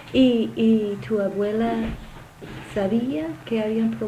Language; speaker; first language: Spanish; non-native, fluent; English